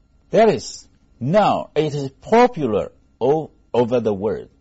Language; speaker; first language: English; non-native, fluent; Chinese